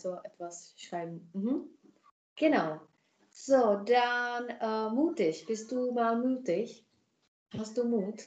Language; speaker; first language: German; non-native, fluent; Czech